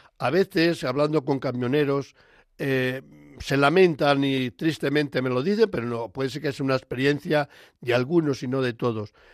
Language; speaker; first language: Spanish; native; Spanish